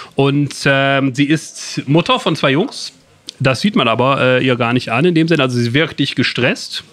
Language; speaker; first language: German; native; German